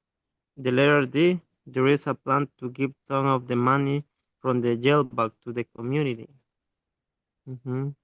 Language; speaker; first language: English; non-native, learner; Spanish